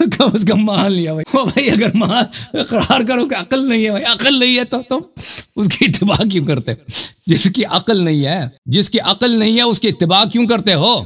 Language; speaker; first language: Urdu; non-native, fluent; Persian